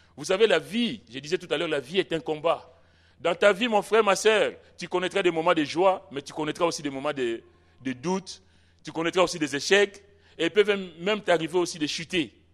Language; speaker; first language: French; non-native, local second language; Lingala